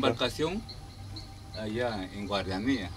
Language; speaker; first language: Spanish; native; Spanish